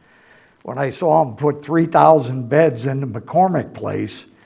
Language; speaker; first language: English; native; English